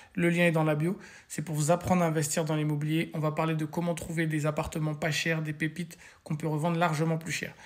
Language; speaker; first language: French; native; French